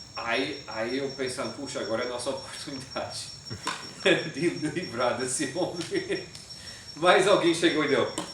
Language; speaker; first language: Portuguese; non-native, fluent; English